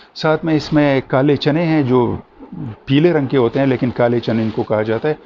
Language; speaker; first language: Urdu; non-native, local second language; Pashto